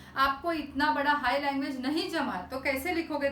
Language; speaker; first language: Hindi; non-native, local second language; Marathi